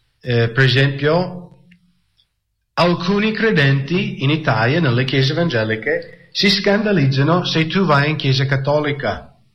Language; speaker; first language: Italian; non-native, fluent; English